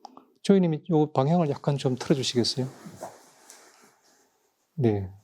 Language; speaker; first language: Korean; native; Korean